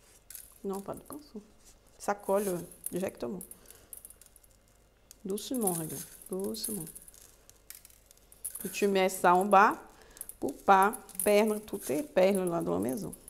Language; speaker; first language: French; non-native, fluent; Portuguese